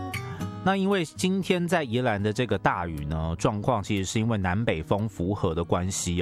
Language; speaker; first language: Chinese; native; Chinese